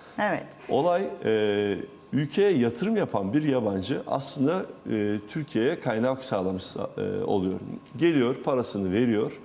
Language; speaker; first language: Turkish; native; Turkish